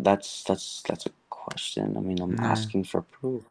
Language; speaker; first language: English; native; English